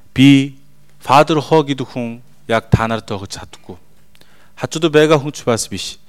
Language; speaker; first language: Mongolian; non-native, fluent; Korean